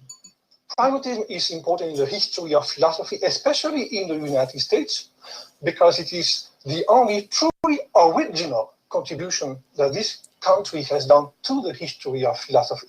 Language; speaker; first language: English; non-native, fluent; French